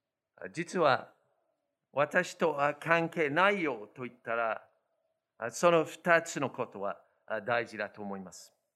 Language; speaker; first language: Japanese; non-native, fluent; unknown